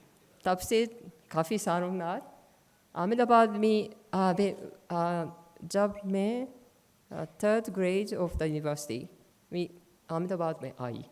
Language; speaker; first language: Hindi; non-native, learner; Japanese